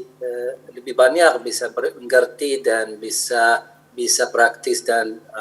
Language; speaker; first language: Indonesian; non-native, fluent; Arabic